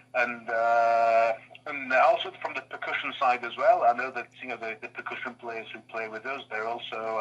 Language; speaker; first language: English; native; English